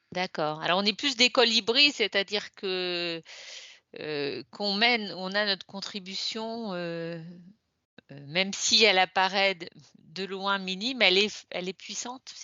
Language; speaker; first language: French; native; French